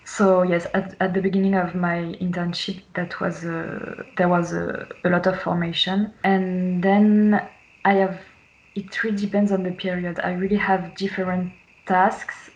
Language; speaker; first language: English; non-native, fluent; French